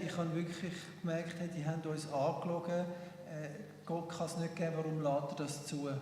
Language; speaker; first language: German; native; German